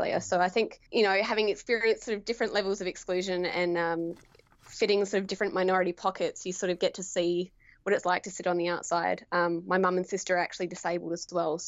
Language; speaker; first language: English; native; English